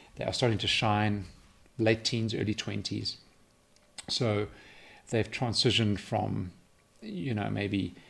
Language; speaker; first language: English; native; English